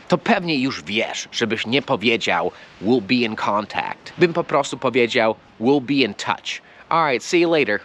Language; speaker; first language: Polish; non-native, fluent; English